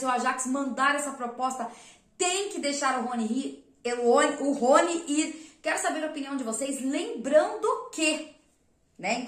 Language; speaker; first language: Portuguese; native; Portuguese